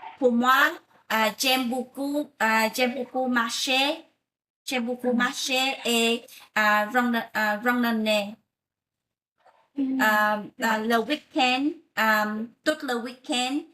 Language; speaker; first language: French; non-native, learner; Vietnamese